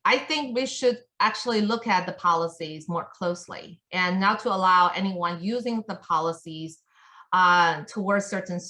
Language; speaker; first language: English; non-native, fluent; Chinese